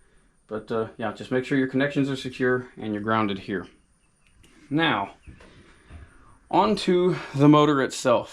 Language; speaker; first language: English; native; English